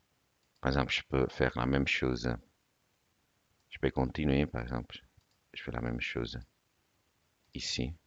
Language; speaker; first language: French; non-native, fluent; Italian